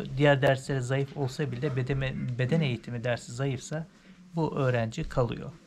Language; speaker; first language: Turkish; native; Turkish